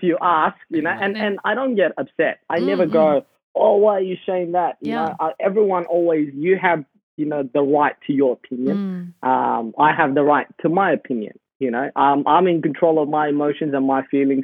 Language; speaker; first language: English; native; English